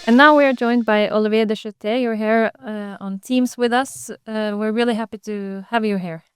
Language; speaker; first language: English; non-native, fluent; Norwegian